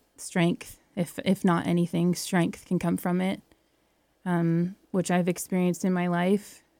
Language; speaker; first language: English; native; English